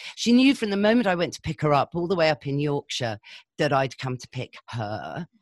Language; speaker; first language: English; native; English